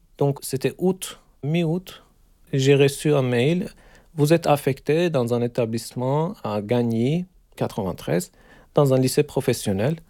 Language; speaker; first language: French; non-native, learner; Turkish